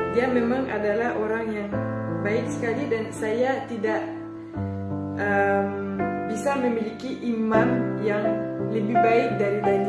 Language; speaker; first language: Indonesian; non-native, fluent; French